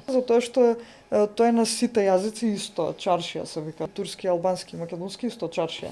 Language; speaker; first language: Macedonian; non-native, local second language; Turkish